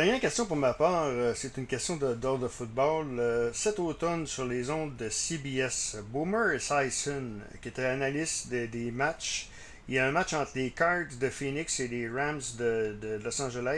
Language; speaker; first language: French; native; French